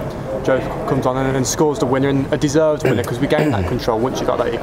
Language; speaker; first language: English; native; English